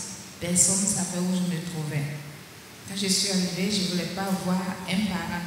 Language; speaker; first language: French; non-native, local second language; Baoulé